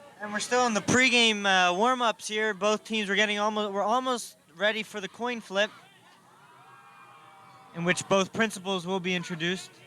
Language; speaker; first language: English; native; English